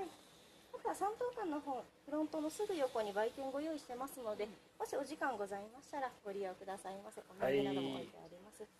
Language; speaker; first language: Japanese; native; Japanese